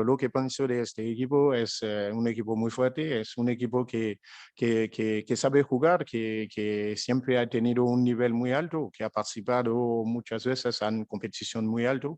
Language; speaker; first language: Spanish; non-native, fluent; French